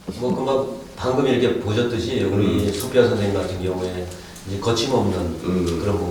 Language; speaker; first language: Korean; native; Korean